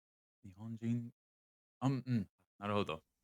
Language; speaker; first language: Japanese; non-native, learner; English